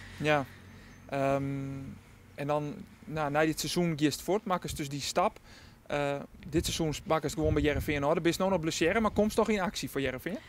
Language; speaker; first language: Dutch; non-native, local second language; Western Frisian